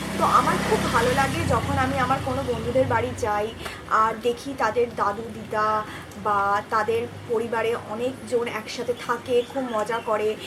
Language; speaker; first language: Bangla; native; Bangla